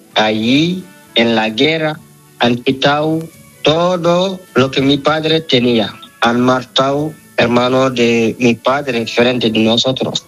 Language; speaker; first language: Spanish; non-native, learner; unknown